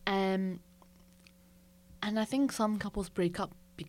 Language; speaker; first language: English; native; English